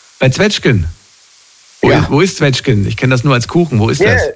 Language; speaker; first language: German; native; German